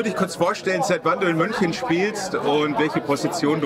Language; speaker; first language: German; native; German